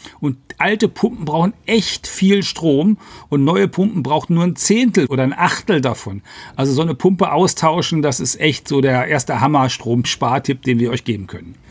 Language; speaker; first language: German; native; German